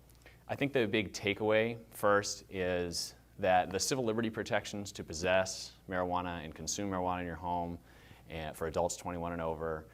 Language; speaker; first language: English; native; English